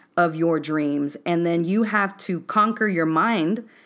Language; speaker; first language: English; native; English